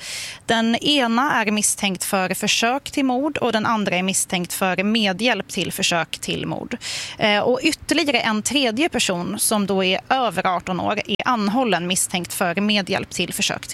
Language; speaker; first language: Swedish; native; Swedish